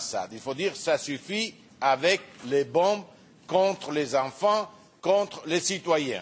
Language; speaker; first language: French; non-native, fluent; Italian